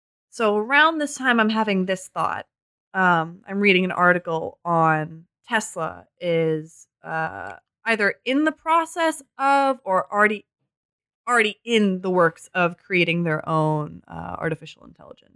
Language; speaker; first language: English; early bilingual, other home language; French